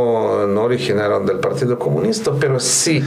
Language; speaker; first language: Spanish; non-native, fluent; Russian